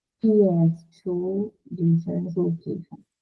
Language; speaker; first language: English; non-native, learner; Portuguese